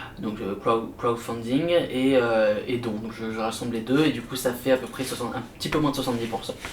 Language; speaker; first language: French; native; French